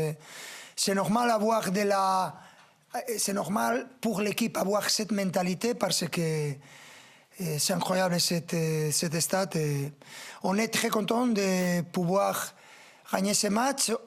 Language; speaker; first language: French; non-native, fluent; Spanish